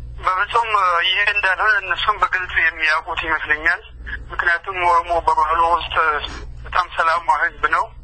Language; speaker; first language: Amharic; non-native, local second language; Oromo